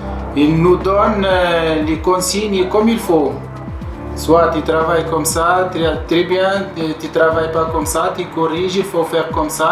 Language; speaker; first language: French; non-native, local second language; Arabic